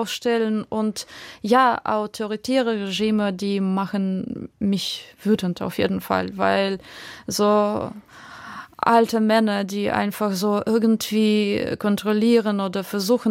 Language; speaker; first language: German; non-native, fluent; Russian